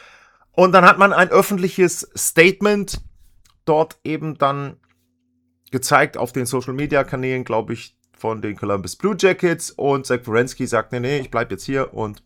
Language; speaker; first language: German; native; German